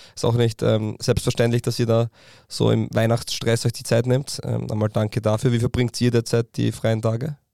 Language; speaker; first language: German; native; German